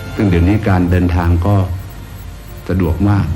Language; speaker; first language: Thai; native; Thai